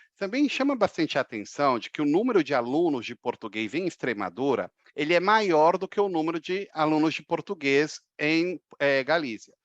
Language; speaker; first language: Portuguese; native; Portuguese